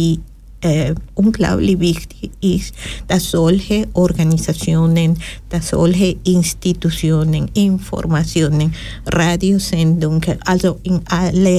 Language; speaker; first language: German; non-native, learner; Spanish